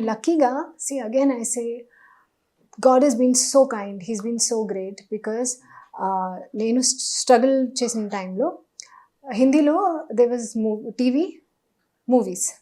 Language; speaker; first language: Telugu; non-native, learner; Hindi